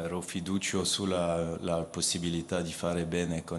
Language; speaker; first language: Italian; non-native, fluent; French